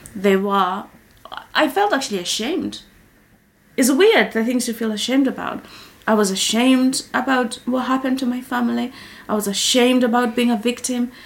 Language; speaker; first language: English; non-native, local second language; Kikuyu